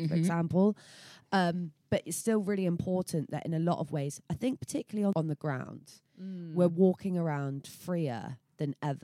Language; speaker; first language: English; native; English